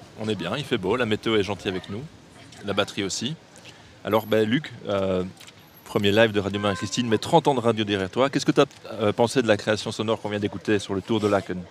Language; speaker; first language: French; native; French